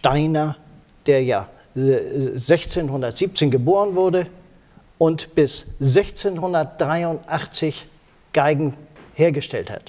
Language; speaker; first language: German; native; German